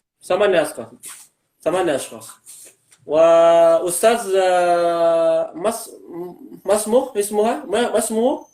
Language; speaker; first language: Arabic; non-native, fluent; Indonesian